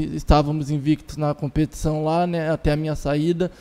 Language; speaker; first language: Portuguese; native; Portuguese